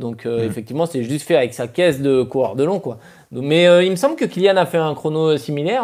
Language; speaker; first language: French; native; French